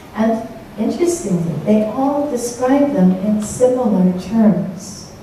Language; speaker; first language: English; native; English